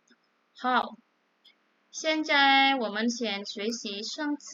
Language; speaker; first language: Chinese; non-native, fluent; Indonesian